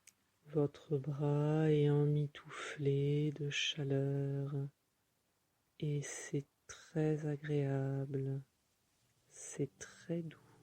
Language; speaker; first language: French; native; French